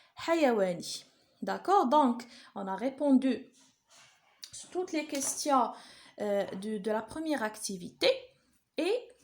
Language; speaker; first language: French; non-native, local second language; Arabic